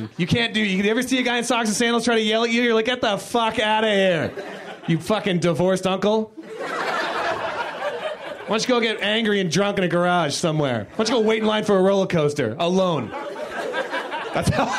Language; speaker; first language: English; native; English